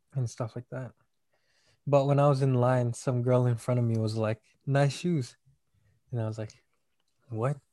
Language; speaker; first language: English; non-native, local second language; Malay